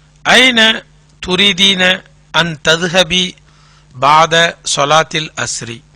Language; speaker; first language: Arabic; non-native, fluent; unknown